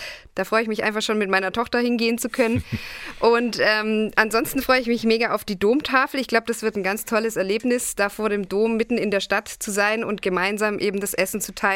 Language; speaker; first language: German; native; German